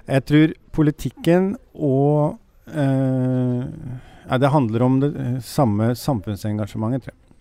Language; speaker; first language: Norwegian; native; Norwegian